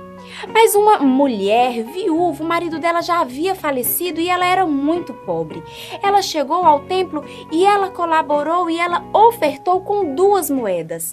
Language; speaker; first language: Portuguese; native; Portuguese